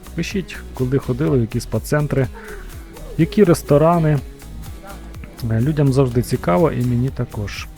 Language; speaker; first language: Ukrainian; native; Ukrainian